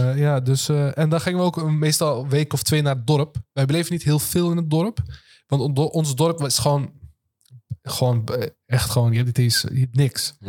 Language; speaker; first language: Dutch; early bilingual, other home language; Turkish